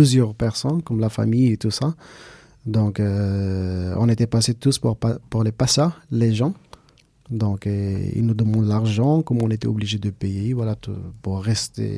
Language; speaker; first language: French; non-native, fluent; Persian